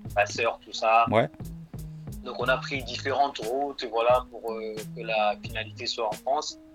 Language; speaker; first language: French; non-native, local second language; Lingala